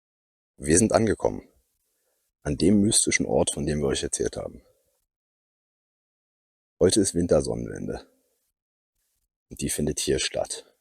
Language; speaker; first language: German; native; German